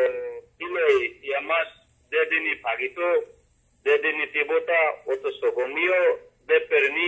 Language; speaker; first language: Greek; non-native, learner; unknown